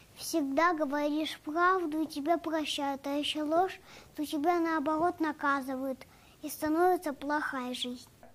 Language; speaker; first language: Russian; native; Russian